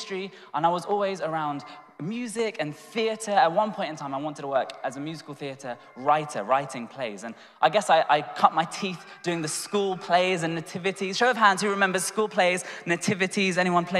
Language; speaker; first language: English; native; English